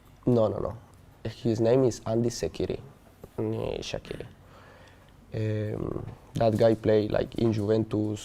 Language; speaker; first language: English; non-native, learner; Spanish